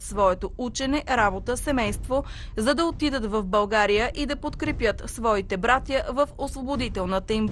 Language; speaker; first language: Bulgarian; native; Bulgarian